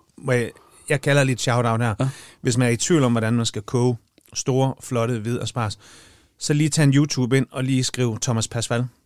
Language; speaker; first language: Danish; native; Danish